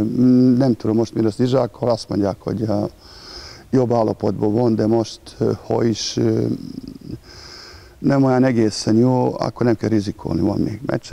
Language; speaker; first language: Hungarian; non-native, learner; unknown